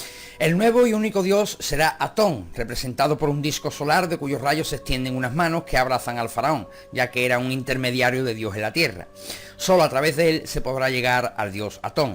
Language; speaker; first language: Spanish; native; Spanish